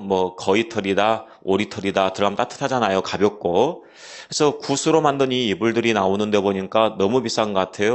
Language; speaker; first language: Korean; native; Korean